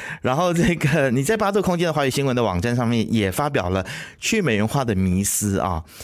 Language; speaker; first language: Chinese; native; Chinese